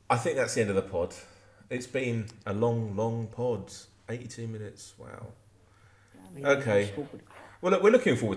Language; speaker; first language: English; native; English